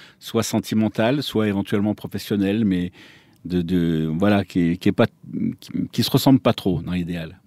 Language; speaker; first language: French; native; French